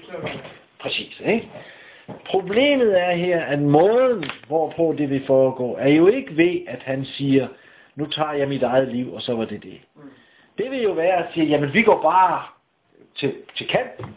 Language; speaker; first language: Danish; native; Danish